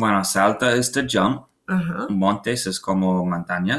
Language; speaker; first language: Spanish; non-native, learner; English